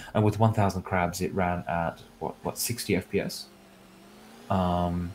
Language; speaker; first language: English; native; English